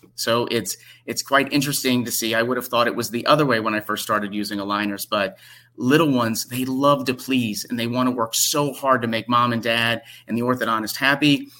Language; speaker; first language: English; native; English